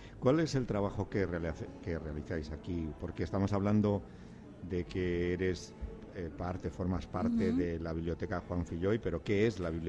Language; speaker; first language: Spanish; native; Spanish